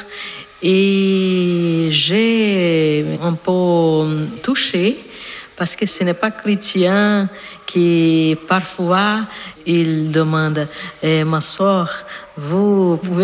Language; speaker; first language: French; non-native, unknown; Portuguese